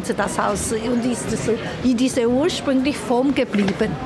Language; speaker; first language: German; non-native, fluent; Chinese